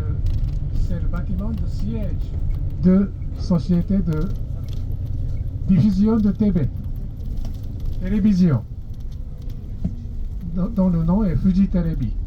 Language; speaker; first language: French; non-native, fluent; Japanese